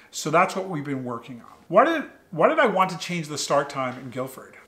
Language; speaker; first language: English; native; English